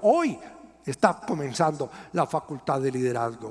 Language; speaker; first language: Spanish; native; Spanish